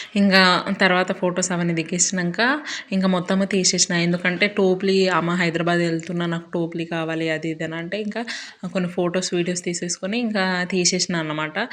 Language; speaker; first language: Telugu; non-native, local second language; Lambadi